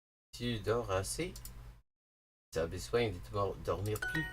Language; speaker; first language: French; non-native, learner; English